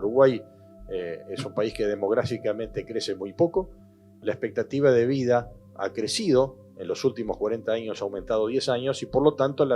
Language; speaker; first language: Spanish; native; Spanish